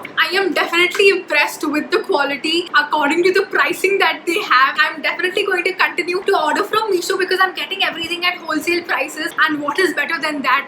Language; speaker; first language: English; non-native, local second language; Hindi